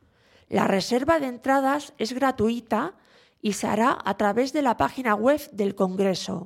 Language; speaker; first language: Spanish; native; Spanish